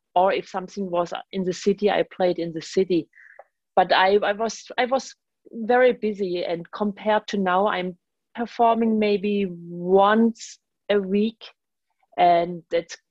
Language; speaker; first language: English; non-native, fluent; German